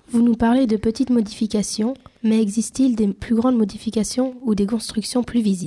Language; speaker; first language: French; native; French